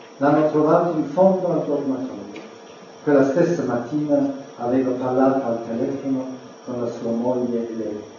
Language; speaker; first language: Italian; non-native, fluent; English